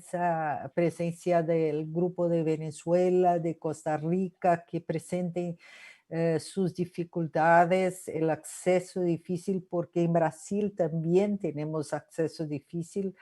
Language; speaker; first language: Spanish; non-native, fluent; Portuguese